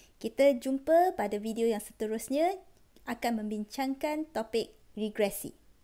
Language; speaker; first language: Malay; non-native, local second language; Chinese